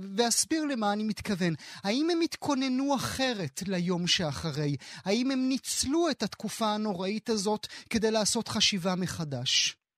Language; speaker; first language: Hebrew; native; Hebrew